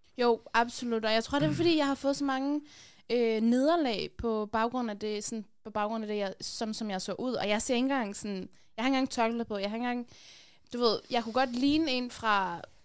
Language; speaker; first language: Danish; early bilingual, other home language; Persian